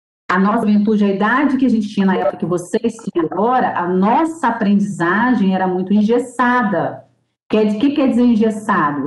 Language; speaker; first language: Portuguese; native; Portuguese